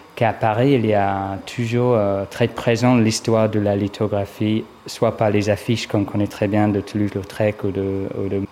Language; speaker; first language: French; non-native, fluent; English